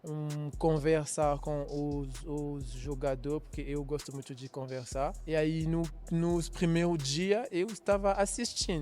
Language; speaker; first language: Portuguese; non-native, learner; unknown